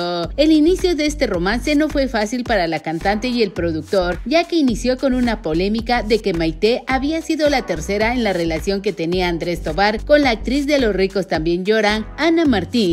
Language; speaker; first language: Spanish; native; Spanish